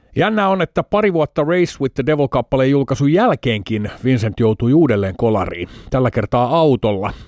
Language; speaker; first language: Finnish; native; Finnish